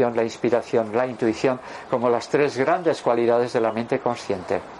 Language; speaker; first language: Spanish; native; Spanish